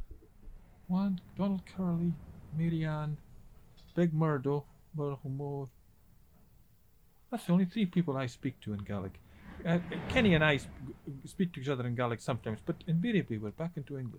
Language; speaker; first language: English; native; English